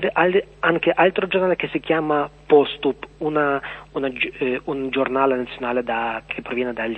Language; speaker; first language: Italian; non-native, learner; Ukrainian